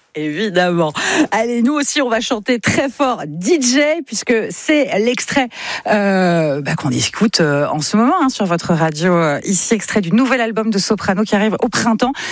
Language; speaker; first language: French; native; French